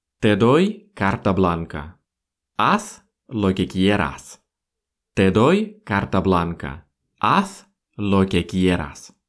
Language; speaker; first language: Spanish; non-native, fluent; Russian